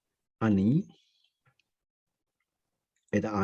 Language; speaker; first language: Russian; non-native, learner; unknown